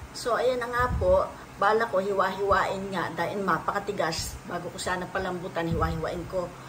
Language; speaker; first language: Filipino; native; Filipino